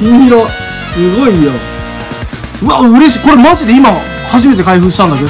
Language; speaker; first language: Japanese; native; Japanese